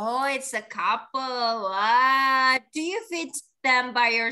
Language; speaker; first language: English; non-native, fluent; Indonesian